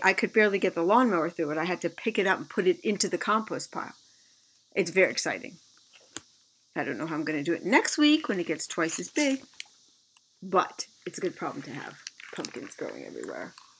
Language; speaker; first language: English; native; English